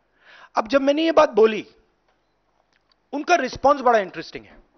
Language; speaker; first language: Hindi; native; Hindi